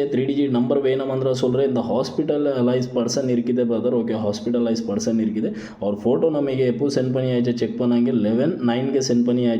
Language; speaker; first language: Tamil; non-native, learner; Kannada